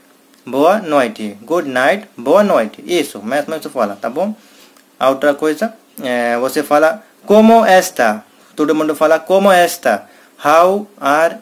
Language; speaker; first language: Portuguese; non-native, learner; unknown